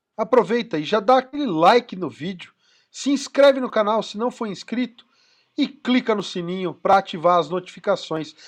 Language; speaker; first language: Portuguese; native; Portuguese